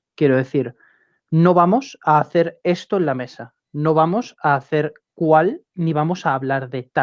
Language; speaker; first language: Spanish; native; Spanish